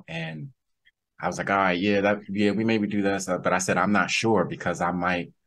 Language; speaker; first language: English; native; English